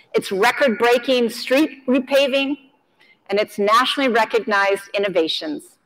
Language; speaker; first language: English; native; English